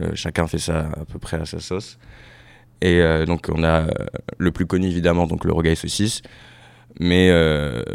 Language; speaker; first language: French; native; French